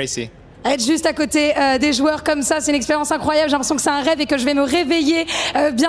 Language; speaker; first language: French; native; French